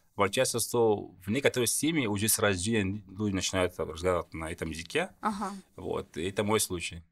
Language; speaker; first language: Russian; non-native, fluent; French